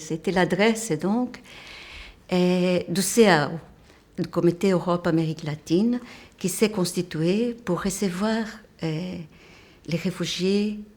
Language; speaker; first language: French; non-native, fluent; Portuguese